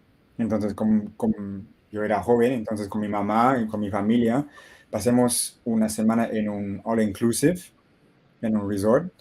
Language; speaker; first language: Spanish; non-native, fluent; English